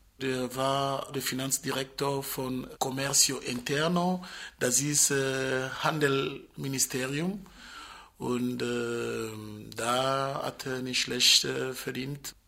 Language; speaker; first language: German; non-native, fluent; Portuguese